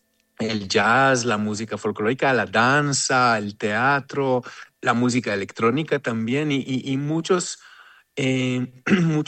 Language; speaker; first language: Spanish; non-native, fluent; Hebrew